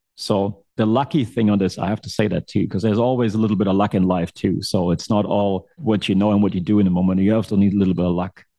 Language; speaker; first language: English; non-native, fluent; German